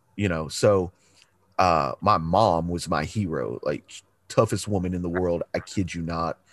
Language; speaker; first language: English; native; English